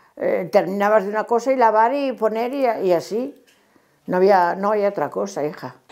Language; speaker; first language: Spanish; native; Spanish